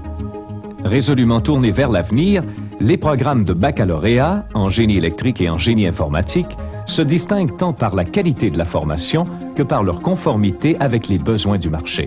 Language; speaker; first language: French; native; French